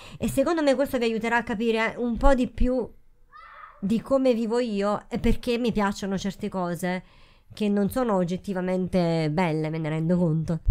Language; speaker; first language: Italian; native; Italian